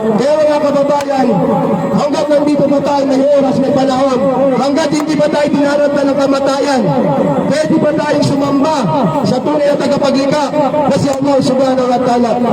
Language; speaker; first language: Filipino; native; Filipino